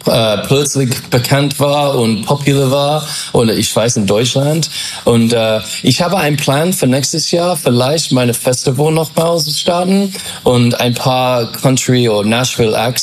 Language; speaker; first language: German; non-native, learner; English